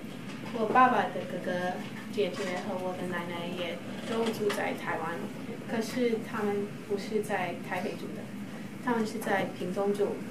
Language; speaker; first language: Chinese; early bilingual, heritage; Chinese